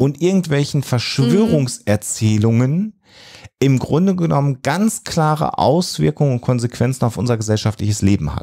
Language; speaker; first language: German; native; German